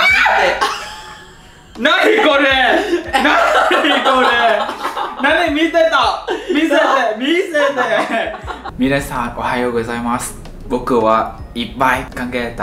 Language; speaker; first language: Japanese; non-native, learner; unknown